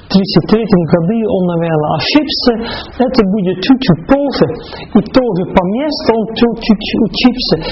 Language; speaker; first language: Russian; non-native, fluent; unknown